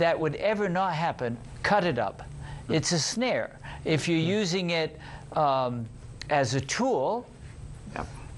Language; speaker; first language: English; native; English